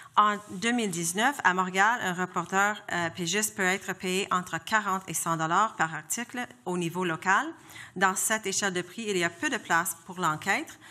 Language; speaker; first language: French; non-native, local second language; English